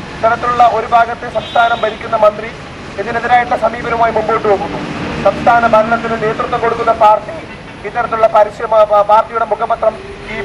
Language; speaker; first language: Malayalam; native; Malayalam